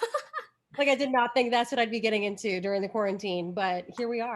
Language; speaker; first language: English; native; English